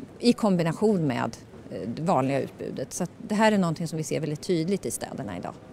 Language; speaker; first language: Swedish; native; Swedish